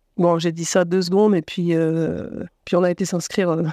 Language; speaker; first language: French; native; French